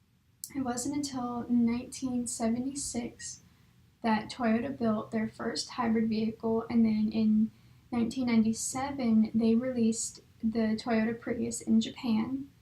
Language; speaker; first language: English; native; English